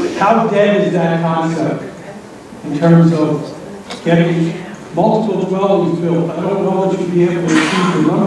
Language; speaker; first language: English; non-native, fluent; Greek